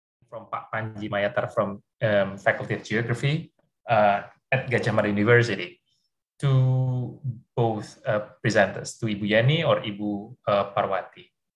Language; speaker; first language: English; non-native, fluent; Indonesian